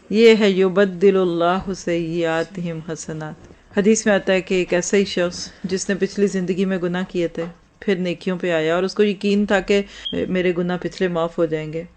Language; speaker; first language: Urdu; native; Urdu